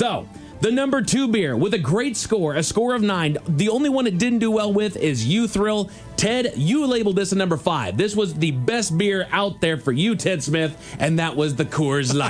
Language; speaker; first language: English; native; English